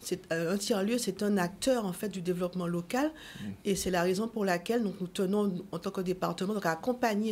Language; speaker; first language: French; native; French